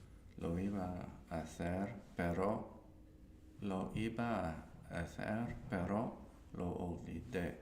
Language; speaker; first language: Spanish; non-native, learner; English